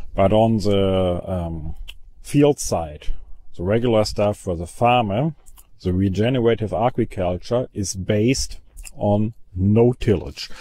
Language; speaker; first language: English; non-native, fluent; German